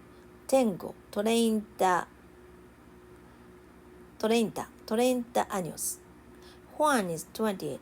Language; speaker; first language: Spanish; non-native, learner; Japanese